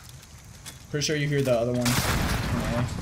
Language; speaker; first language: English; native; English